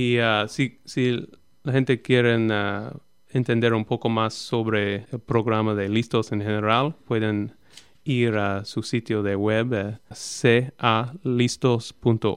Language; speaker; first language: Spanish; non-native, fluent; English